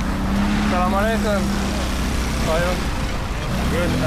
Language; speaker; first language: English; non-native, learner; French